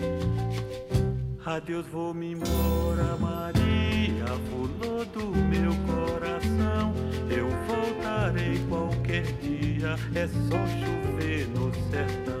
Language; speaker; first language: English; non-native, fluent; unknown